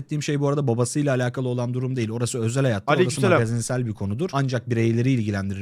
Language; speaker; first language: Turkish; native; Turkish